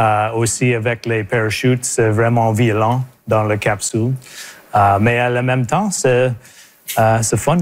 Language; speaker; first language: French; non-native, local second language; English